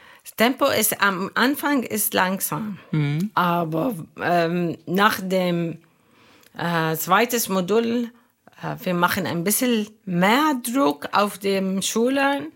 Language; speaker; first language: German; non-native, learner; Arabic